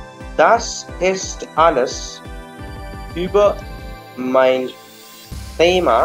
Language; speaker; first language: German; non-native, learner; Hindi